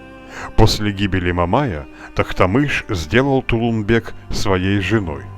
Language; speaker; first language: Russian; native; Russian